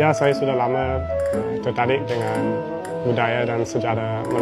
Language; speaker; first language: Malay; non-native, fluent; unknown